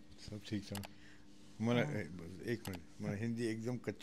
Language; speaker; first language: Hindi; non-native, local second language; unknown